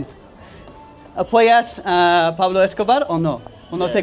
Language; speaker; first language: Spanish; non-native, learner; English